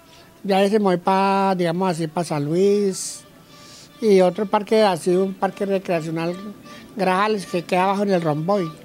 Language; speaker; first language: Spanish; native; Spanish